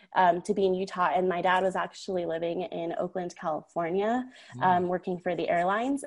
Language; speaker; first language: English; early bilingual, other home language; Persian